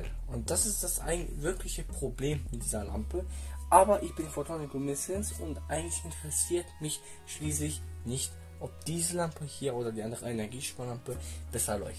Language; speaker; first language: German; non-native, fluent; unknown